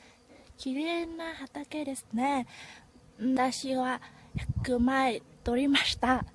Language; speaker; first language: Japanese; non-native, learner; Vietnamese